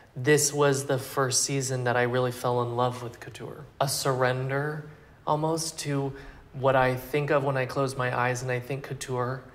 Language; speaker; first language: English; native; English